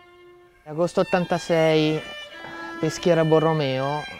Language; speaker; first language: Italian; native; Italian